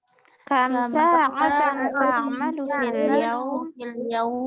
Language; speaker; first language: Arabic; non-native, learner; Indonesian